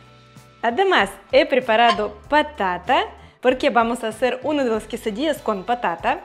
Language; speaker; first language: Spanish; non-native, fluent; Russian